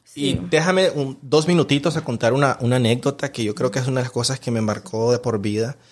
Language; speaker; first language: Spanish; native; Spanish